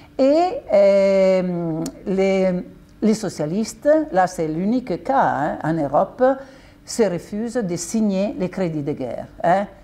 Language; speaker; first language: French; non-native, fluent; Italian